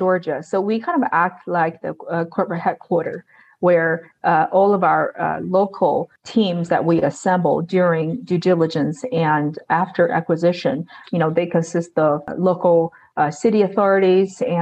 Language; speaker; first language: English; non-native, fluent; Chinese